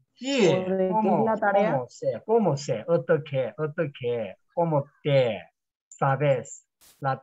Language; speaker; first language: Spanish; non-native, learner; Korean